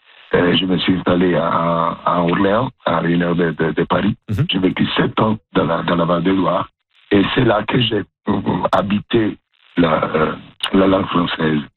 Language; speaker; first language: French; non-native, fluent; Italian